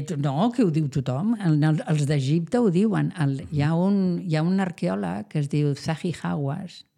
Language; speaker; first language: Catalan; non-native, local second language; Spanish